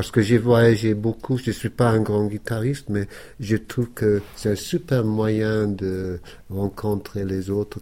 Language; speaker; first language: French; non-native, fluent; English